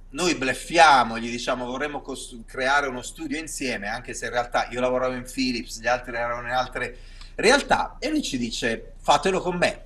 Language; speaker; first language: Italian; native; Italian